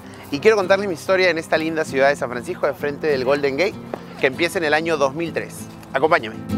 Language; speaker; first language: Spanish; native; Spanish